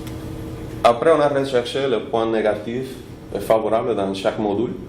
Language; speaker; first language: French; non-native, fluent; Spanish